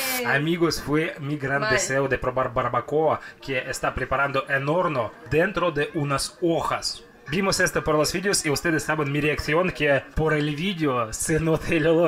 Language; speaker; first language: Spanish; non-native, fluent; Russian